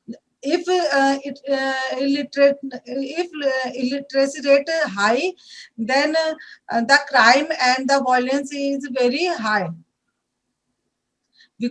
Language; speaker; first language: English; non-native, learner; Hindi